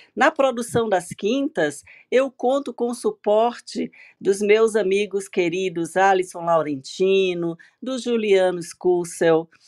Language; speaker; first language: Portuguese; native; Portuguese